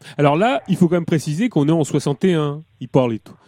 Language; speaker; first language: French; native; French